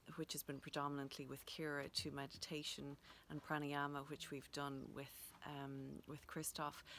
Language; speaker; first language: English; native; English